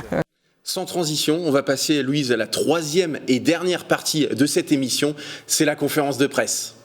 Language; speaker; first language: French; native; French